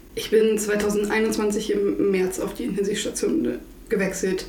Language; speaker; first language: German; native; German